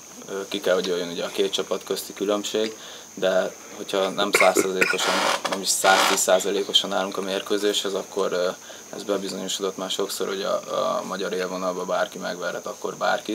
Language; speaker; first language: Hungarian; native; Hungarian